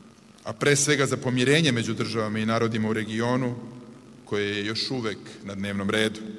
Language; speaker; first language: Serbian; native; Serbian